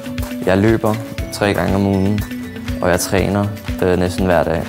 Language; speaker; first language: Danish; native; Danish